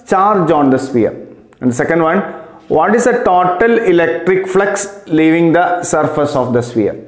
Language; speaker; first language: English; non-native, local second language; Malayalam